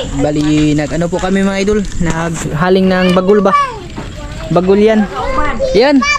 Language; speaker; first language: Filipino; non-native, local second language; Cebuano